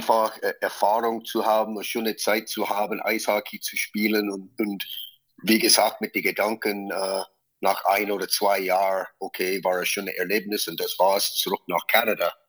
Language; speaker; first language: German; non-native, fluent; English